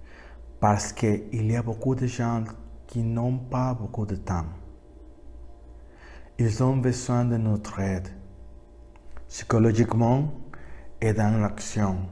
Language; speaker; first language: French; non-native, learner; Spanish